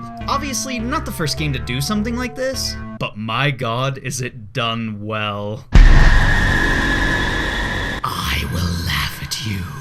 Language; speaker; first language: English; native; English